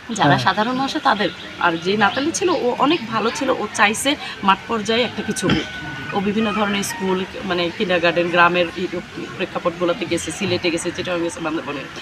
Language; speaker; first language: Bangla; native; Bangla